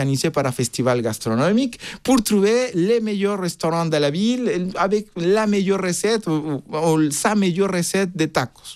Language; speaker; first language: French; non-native, fluent; Spanish